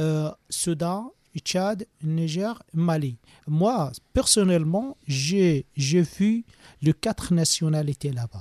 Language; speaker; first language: French; non-native, learner; Arabic